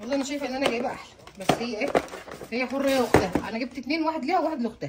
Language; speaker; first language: Arabic; native; Arabic